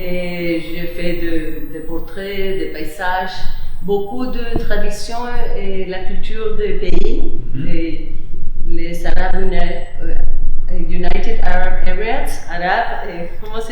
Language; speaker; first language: French; non-native, fluent; Spanish